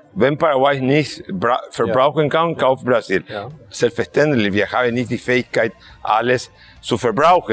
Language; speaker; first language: German; non-native, fluent; Spanish